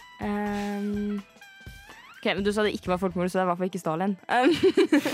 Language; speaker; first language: Norwegian; native; Norwegian